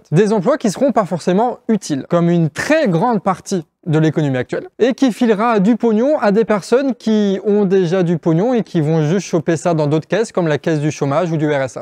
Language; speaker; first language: French; native; French